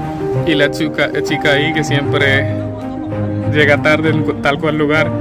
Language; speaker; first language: Spanish; non-native, learner; Hindi